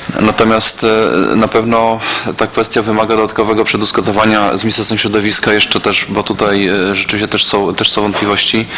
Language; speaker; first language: Polish; native; Polish